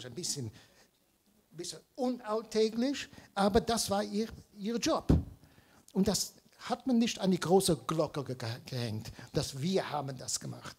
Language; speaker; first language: German; early bilingual, heritage; German